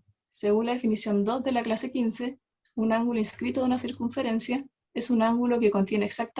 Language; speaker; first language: Spanish; native; Spanish